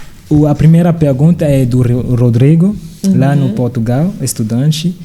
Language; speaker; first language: Portuguese; non-native, fluent; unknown